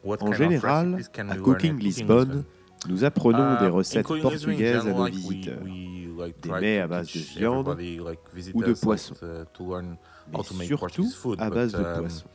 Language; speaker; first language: French; non-native, fluent; Portuguese